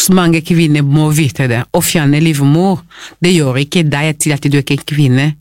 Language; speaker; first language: Norwegian; non-native, fluent; Lingala